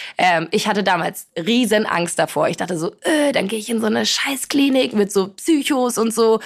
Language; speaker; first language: German; early bilingual, other home language; Polish